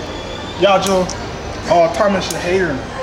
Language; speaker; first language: Chinese; non-native, learner; English